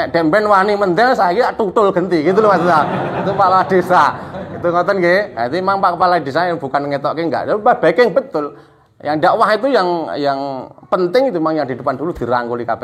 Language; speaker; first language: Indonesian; non-native, local second language; Javanese